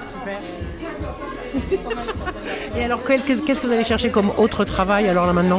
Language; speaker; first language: French; native; French